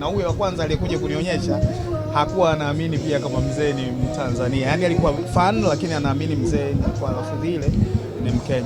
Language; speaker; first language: Swahili; native; Swahili